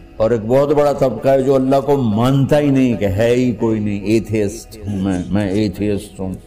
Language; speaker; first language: Urdu; non-native, local second language; Punjabi